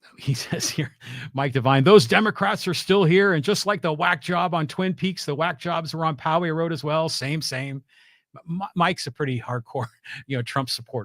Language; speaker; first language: English; native; English